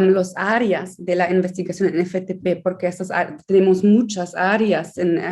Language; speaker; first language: Spanish; non-native, fluent; German